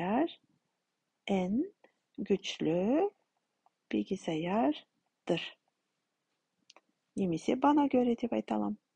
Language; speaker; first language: Turkish; non-native, fluent; Kazakh